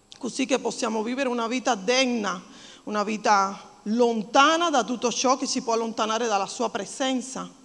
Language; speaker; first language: Italian; non-native, fluent; Spanish